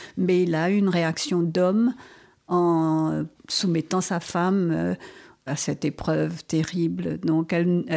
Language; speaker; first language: French; non-native, local second language; Morisyen